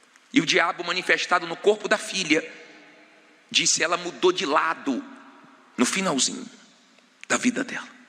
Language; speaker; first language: Portuguese; native; Portuguese